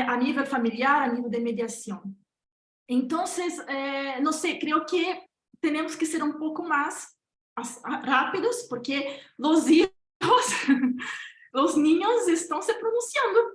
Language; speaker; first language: Spanish; non-native, fluent; Portuguese